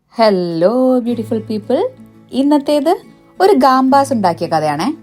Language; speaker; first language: Malayalam; native; Malayalam